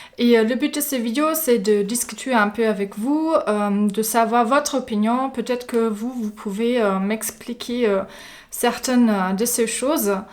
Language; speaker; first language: French; non-native, fluent; German